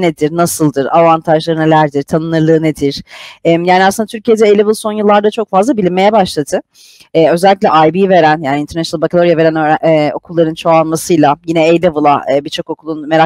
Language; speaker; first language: Turkish; native; Turkish